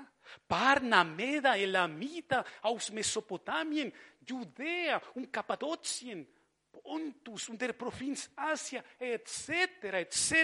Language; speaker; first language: German; non-native, fluent; Spanish